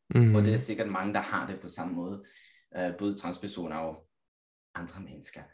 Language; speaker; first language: Danish; non-native, fluent; Italian